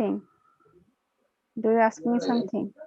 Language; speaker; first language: English; non-native, learner; Bangla